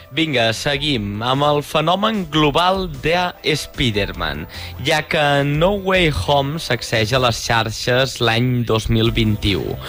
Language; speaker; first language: Catalan; native; Catalan